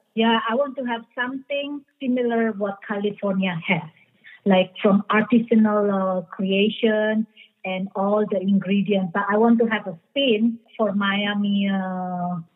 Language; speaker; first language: English; non-native, fluent; Indonesian